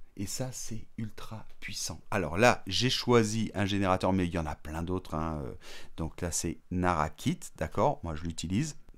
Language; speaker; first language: French; native; French